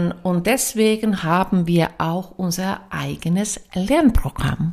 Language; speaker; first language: German; non-native, fluent; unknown